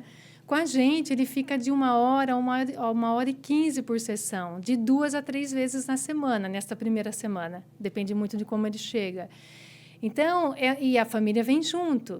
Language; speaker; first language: Portuguese; native; Portuguese